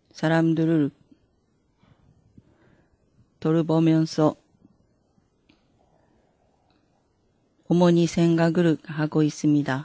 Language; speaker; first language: Korean; non-native, fluent; Japanese